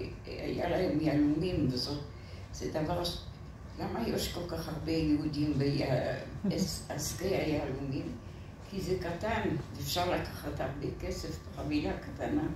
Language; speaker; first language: Hebrew; non-native, fluent; French